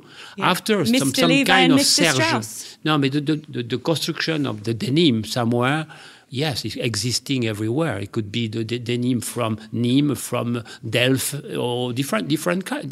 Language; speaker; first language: English; non-native, learner; French